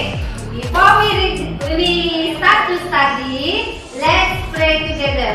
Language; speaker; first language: English; non-native, learner; Indonesian